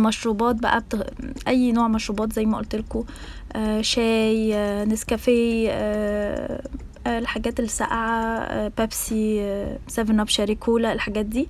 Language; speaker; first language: Arabic; native; Arabic